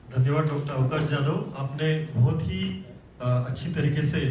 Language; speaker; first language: Hindi; non-native, local second language; Marathi